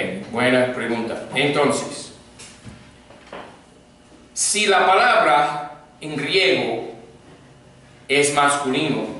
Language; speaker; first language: Spanish; non-native, fluent; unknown